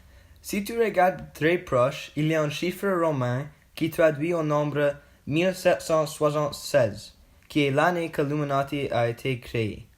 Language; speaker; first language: French; non-native, learner; English